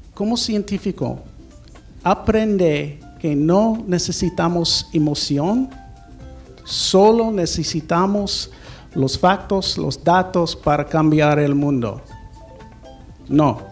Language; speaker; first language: Spanish; non-native, learner; English